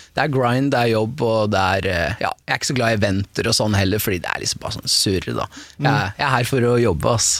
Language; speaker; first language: Norwegian; native; Norwegian